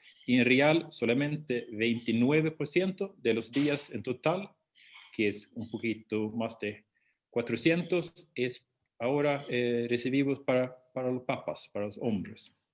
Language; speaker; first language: Spanish; non-native, fluent; Swedish